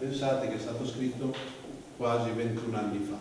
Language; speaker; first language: Italian; native; Italian